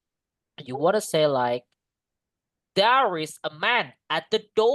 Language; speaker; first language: English; non-native, fluent; Indonesian